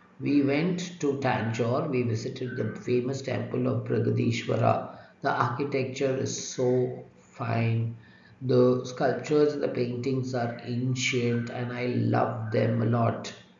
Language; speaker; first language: English; non-native, local second language; Tamil